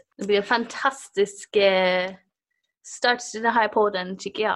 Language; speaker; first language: Swedish; non-native, fluent; English